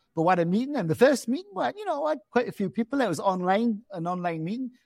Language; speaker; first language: English; native; English